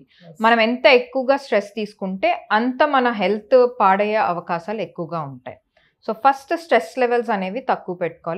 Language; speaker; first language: Telugu; native; Telugu